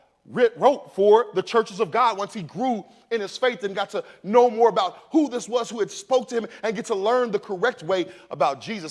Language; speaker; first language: English; native; English